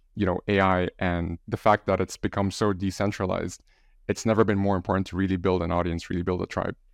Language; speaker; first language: English; non-native, fluent; Arabic